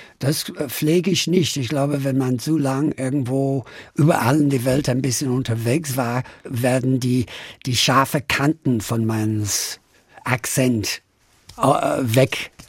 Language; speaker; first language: German; non-native, fluent; English